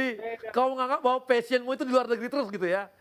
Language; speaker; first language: Indonesian; native; Indonesian